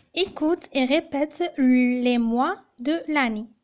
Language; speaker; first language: French; non-native, local second language; Arabic